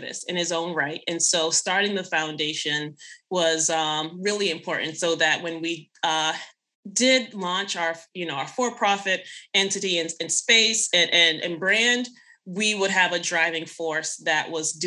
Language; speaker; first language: English; native; English